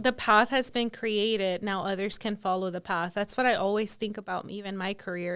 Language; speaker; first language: English; early bilingual, other home language; Spanish